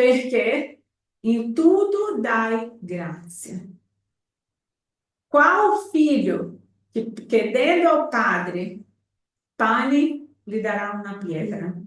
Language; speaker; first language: Italian; non-native, fluent; Portuguese